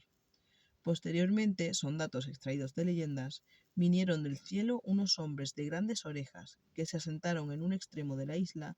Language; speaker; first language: Spanish; native; Spanish